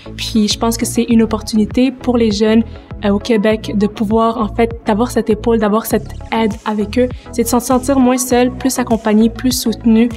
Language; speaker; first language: French; early bilingual, other home language; Arabic